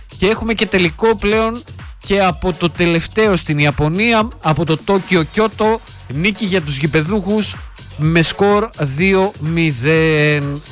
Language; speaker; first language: Greek; native; Greek